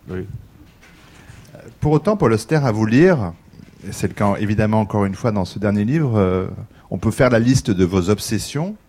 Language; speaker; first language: French; native; French